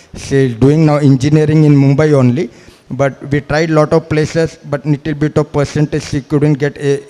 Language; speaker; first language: English; non-native, local second language; Malayalam